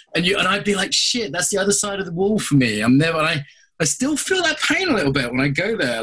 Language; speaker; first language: English; native; English